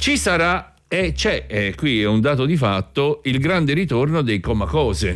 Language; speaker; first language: Italian; native; Italian